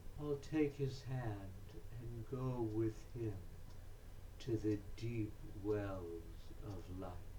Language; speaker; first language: English; native; English